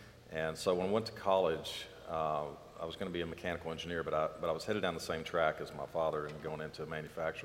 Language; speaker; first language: English; native; English